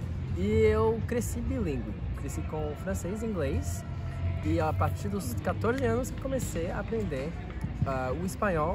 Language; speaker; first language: Portuguese; non-native, fluent; French